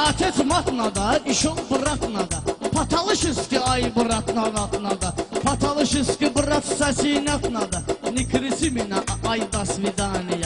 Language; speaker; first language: Russian; non-native, learner; Talysh